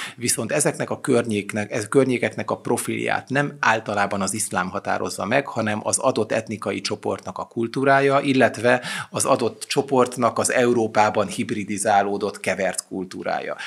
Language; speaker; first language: Hungarian; native; Hungarian